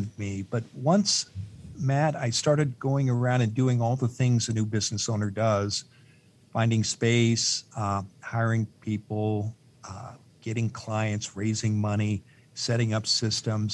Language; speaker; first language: English; native; English